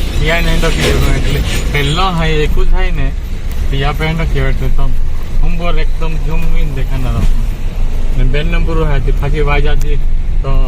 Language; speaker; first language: Gujarati; non-native, local second language; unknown